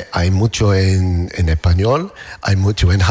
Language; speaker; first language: Spanish; non-native, learner; English